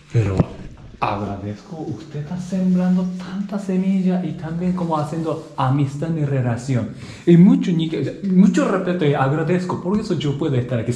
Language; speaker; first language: Spanish; non-native, learner; Japanese